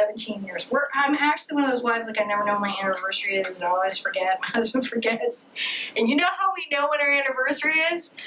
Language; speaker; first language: English; native; English